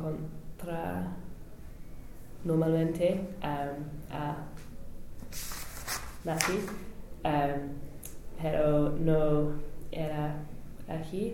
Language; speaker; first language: Spanish; non-native, learner; English